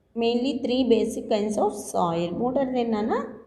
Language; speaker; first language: English; non-native, local second language; Telugu